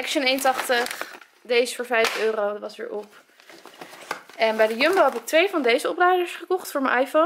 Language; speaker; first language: Dutch; native; Dutch